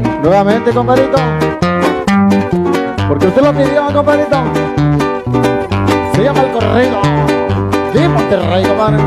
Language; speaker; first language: Spanish; native; Spanish